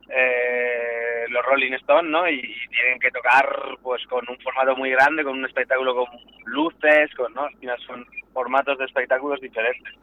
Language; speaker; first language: Spanish; native; Spanish